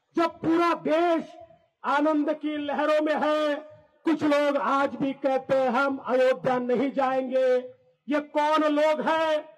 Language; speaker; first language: Hindi; non-native, local second language; Marathi